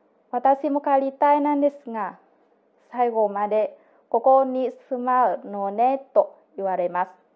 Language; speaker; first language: Japanese; non-native, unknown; Vietnamese